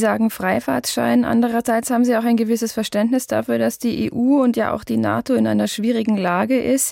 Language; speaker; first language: German; native; German